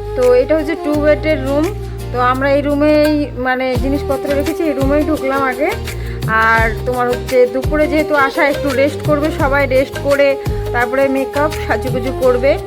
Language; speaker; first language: Bangla; non-native, local second language; Hindi